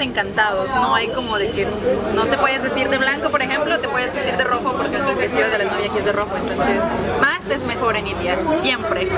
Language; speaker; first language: Spanish; native; Spanish